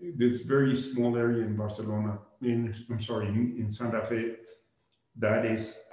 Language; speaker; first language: English; non-native, fluent; Spanish